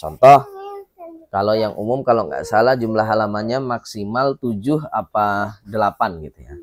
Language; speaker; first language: Indonesian; native; Indonesian